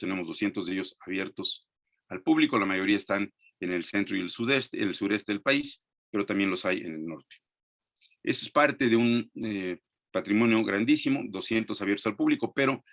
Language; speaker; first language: Spanish; native; Spanish